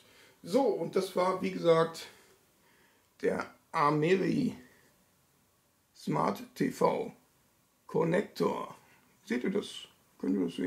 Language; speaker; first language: German; native; German